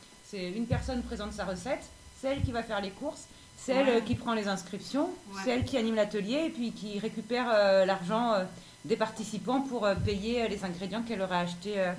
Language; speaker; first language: French; native; French